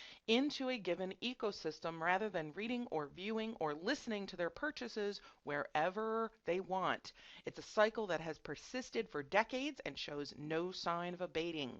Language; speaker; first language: English; native; English